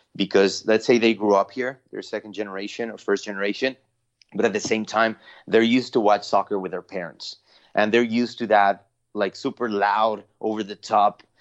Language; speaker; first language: English; non-native, fluent; Spanish